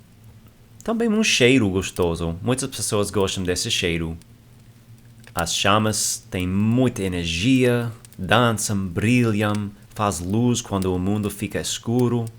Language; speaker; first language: Portuguese; non-native, fluent; English